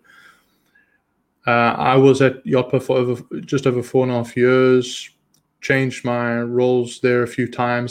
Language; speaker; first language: English; native; English